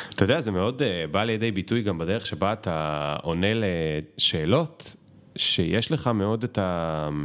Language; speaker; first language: Hebrew; native; Hebrew